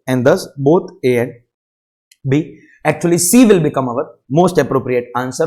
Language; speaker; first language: English; non-native, local second language; Hindi